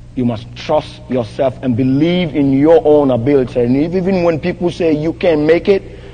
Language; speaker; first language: English; non-native, local second language; Akan